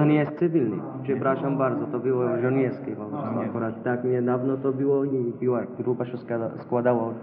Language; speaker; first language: Polish; non-native, learner; Arabic